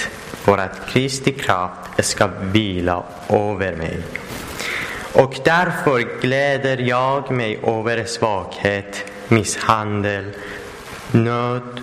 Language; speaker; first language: Swedish; non-native, learner; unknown